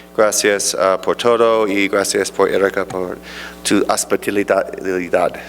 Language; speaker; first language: Spanish; non-native, learner; English